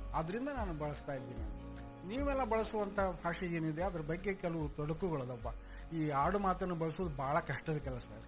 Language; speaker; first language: Kannada; native; Kannada